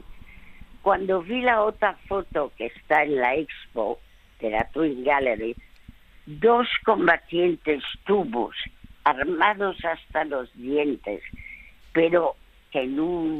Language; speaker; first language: Spanish; early bilingual, other home language; French